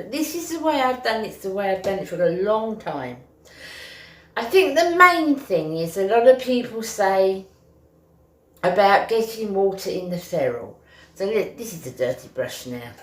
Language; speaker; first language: English; native; English